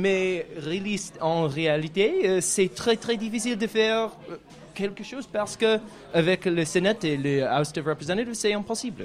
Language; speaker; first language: French; native; French